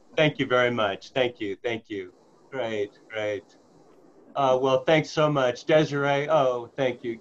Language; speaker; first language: English; native; English